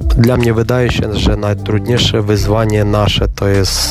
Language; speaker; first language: Polish; non-native, fluent; Ukrainian